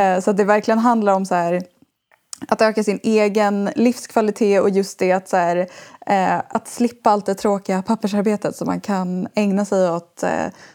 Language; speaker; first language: Swedish; native; Swedish